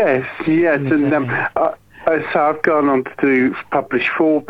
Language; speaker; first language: English; native; English